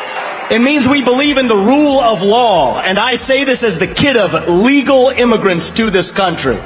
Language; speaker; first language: English; early bilingual, other home language; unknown